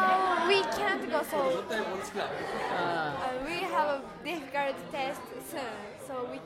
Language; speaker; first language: English; non-native, learner; Japanese